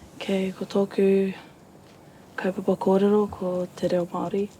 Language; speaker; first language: Māori; non-native, local second language; English